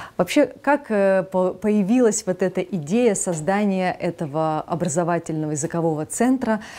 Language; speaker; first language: Russian; non-native, local second language; Armenian